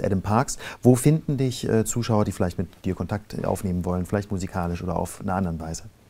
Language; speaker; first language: German; native; German